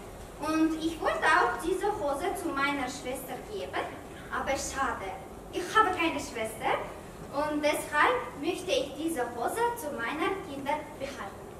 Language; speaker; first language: German; non-native, learner; Uzbek